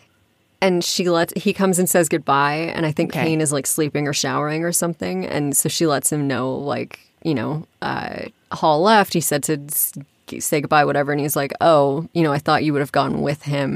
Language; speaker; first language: English; native; English